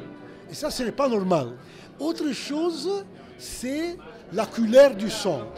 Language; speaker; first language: French; non-native, fluent; Italian